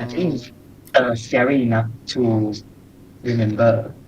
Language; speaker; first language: English; non-native, learner; Thai